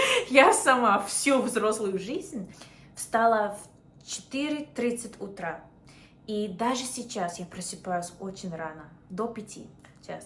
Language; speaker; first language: Russian; non-native, fluent; English